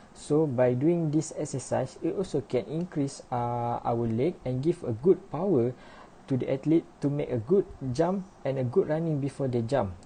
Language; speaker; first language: English; non-native, learner; Malay